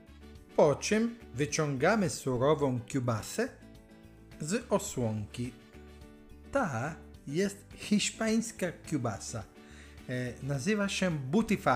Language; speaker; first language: Polish; non-native, learner; Italian